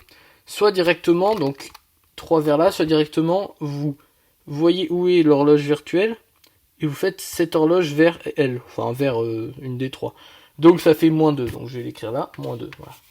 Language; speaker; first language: French; native; French